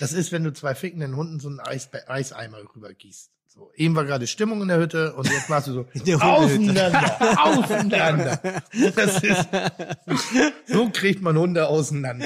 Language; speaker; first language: German; native; German